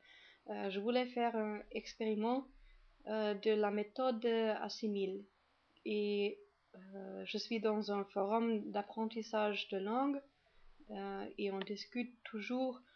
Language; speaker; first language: French; non-native, fluent; German